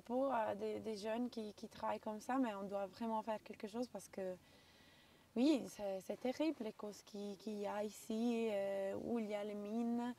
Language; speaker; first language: French; non-native, local second language; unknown